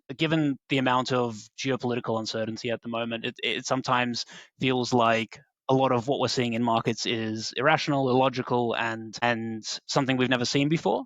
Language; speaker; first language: English; native; English